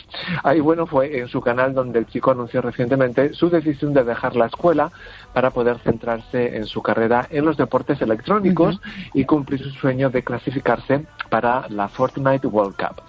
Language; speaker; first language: Spanish; native; Spanish